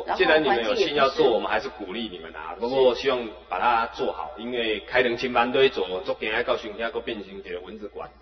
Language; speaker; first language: Chinese; native; Chinese